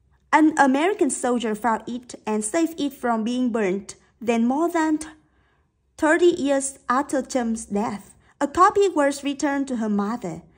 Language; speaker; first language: English; non-native, fluent; Vietnamese